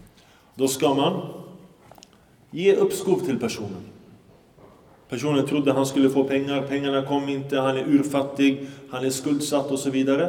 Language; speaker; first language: Swedish; early bilingual, other home language; Arabic